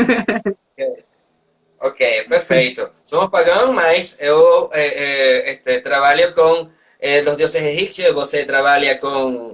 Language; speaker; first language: Portuguese; non-native, learner; Spanish